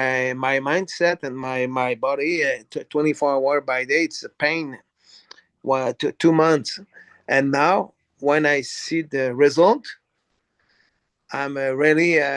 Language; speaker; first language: English; non-native, learner; French